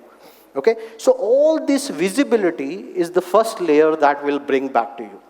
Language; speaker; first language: English; non-native, local second language; Hindi